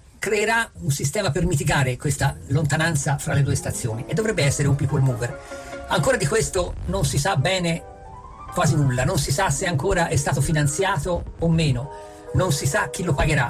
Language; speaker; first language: Italian; native; Italian